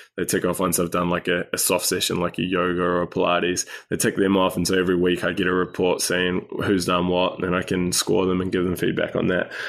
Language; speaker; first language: English; native; English